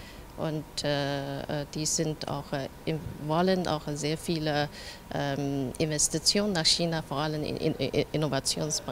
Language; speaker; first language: German; non-native, fluent; Chinese